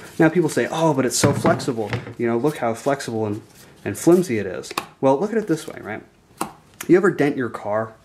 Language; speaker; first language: English; native; English